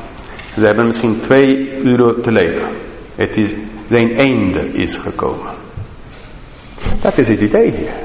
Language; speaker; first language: Dutch; non-native, fluent; English